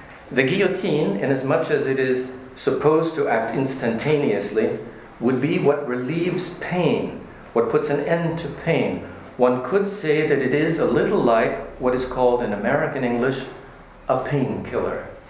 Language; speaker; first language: English; native; English